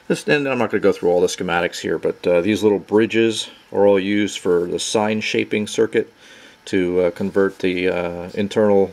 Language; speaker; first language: English; native; English